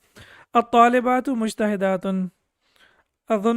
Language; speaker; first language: Arabic; non-native, fluent; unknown